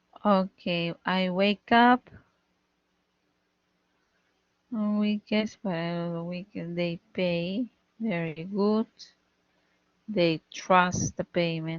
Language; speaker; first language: English; non-native, fluent; Spanish